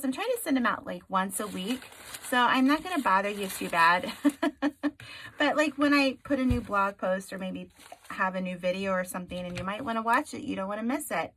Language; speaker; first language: English; native; English